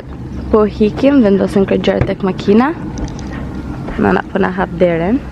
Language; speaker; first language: Albanian; early bilingual, heritage; Albanian